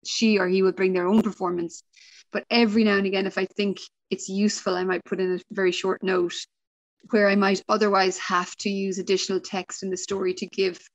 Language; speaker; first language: English; native; English